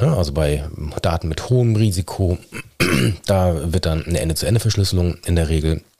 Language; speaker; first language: German; native; German